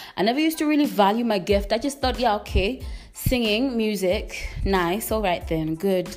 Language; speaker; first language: English; non-native, local second language; Nyanja